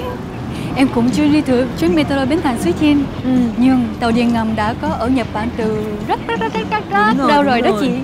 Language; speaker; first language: Vietnamese; non-native, fluent; Japanese